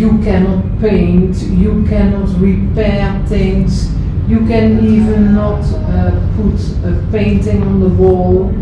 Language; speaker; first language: English; non-native, fluent; Dutch